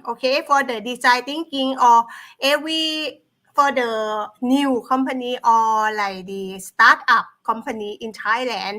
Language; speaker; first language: English; non-native, learner; Thai